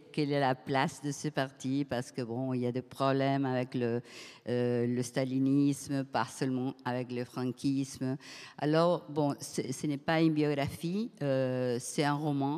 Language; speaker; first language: French; non-native, fluent; Spanish